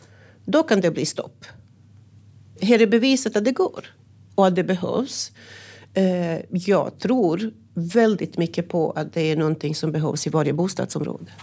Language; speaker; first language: Swedish; non-native, fluent; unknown